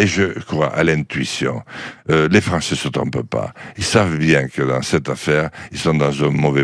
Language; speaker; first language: French; native; French